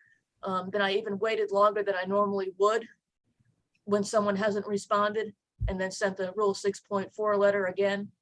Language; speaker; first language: English; native; English